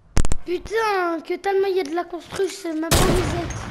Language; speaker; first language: French; native; French